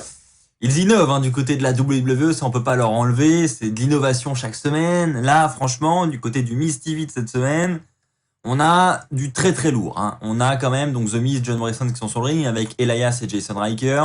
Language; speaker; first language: French; native; French